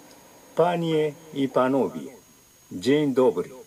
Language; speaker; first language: Polish; non-native, learner; Japanese